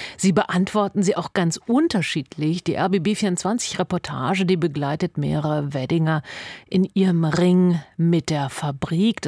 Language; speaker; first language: German; native; German